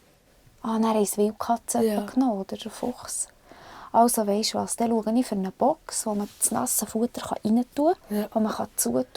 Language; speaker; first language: German; native; German